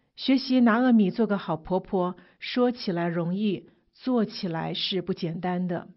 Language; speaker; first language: Chinese; native; Chinese